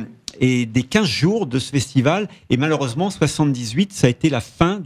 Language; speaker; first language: French; native; French